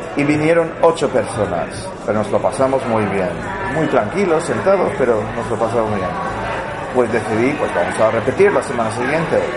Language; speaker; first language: Spanish; non-native, fluent; English